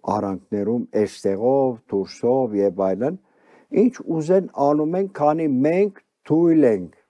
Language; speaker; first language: Armenian; early bilingual, heritage; Armenian